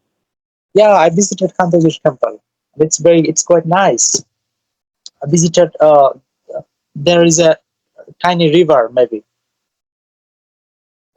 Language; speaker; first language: English; non-native, learner; Bangla